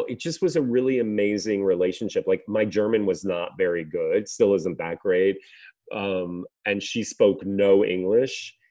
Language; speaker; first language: English; native; English